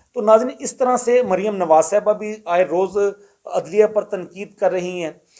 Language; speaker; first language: Urdu; non-native, local second language; Punjabi